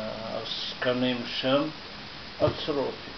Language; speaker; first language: Hebrew; non-native, fluent; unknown